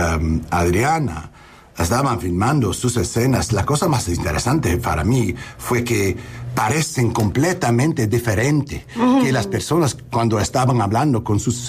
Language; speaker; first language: Spanish; non-native, learner; English